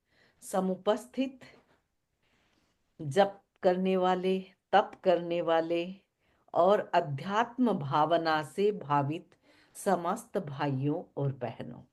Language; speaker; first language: Hindi; native; Hindi